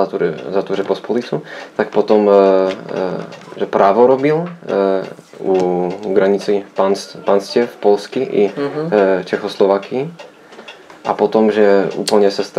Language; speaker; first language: Polish; non-native, learner; Slovak